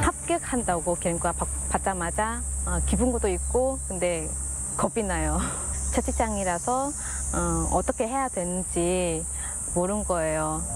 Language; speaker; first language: Korean; non-native, fluent; Vietnamese